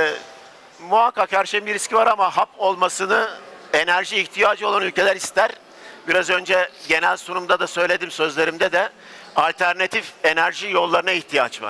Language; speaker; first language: Turkish; native; Turkish